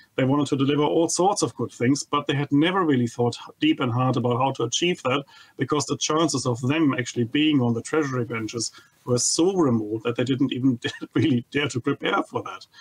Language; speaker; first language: English; non-native, fluent; German